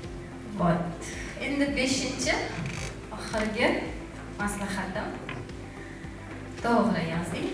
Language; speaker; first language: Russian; non-native, local second language; Uzbek